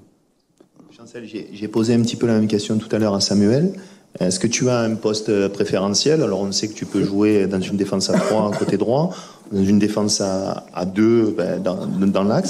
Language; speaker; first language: French; native; French